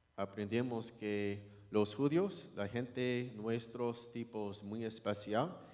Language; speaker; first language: Spanish; non-native, learner; English